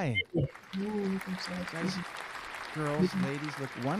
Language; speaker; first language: English; native; English